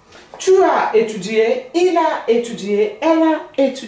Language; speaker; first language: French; non-native, fluent; Portuguese